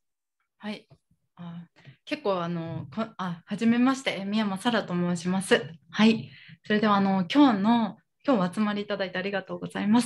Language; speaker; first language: Japanese; native; Japanese